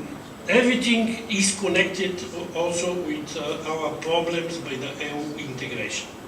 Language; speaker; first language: English; non-native, fluent; Bulgarian